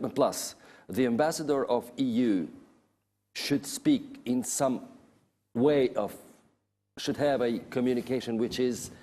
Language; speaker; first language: English; non-native, fluent; Albanian